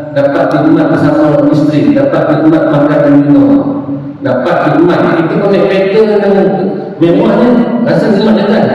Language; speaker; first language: Malay; native; Malay